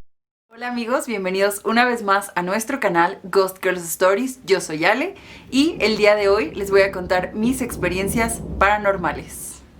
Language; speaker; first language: Spanish; native; Spanish